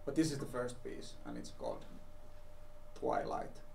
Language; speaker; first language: English; non-native, fluent; Finnish